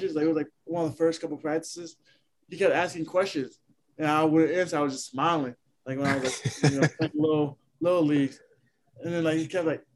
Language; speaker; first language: English; non-native, fluent; Haitian Creole